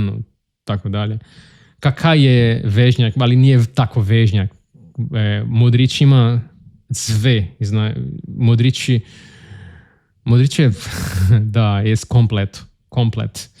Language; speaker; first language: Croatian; non-native, learner; Portuguese